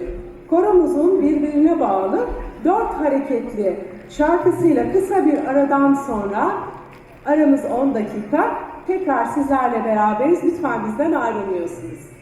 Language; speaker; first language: Turkish; native; Turkish